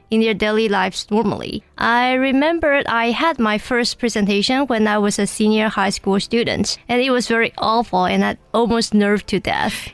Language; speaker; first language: English; non-native, fluent; Chinese